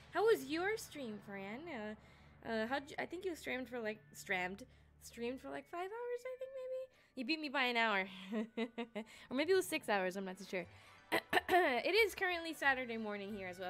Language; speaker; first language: English; early bilingual, other home language; Spanish